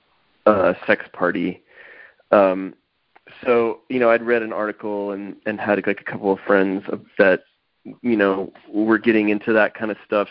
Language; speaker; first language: English; native; English